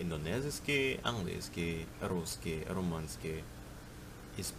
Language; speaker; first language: Russian; non-native, learner; Indonesian